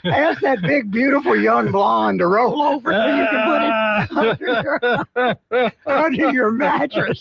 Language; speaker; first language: English; native; English